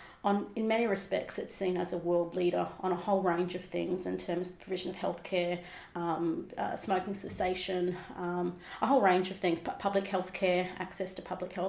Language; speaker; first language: English; native; English